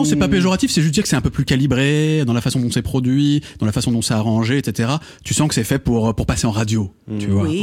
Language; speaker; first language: French; native; French